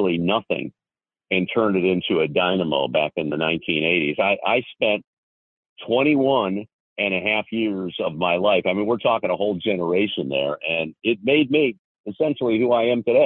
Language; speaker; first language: English; native; English